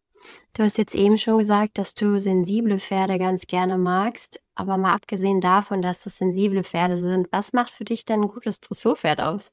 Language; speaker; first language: German; native; German